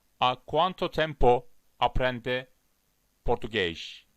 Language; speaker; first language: Portuguese; non-native, learner; Turkish